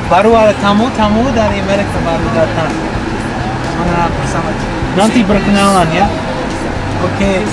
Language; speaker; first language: Indonesian; non-native, fluent; English